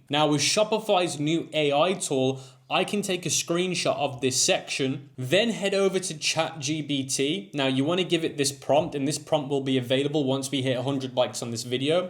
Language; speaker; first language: English; native; English